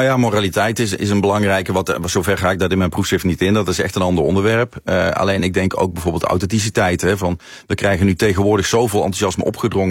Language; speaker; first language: Dutch; native; Dutch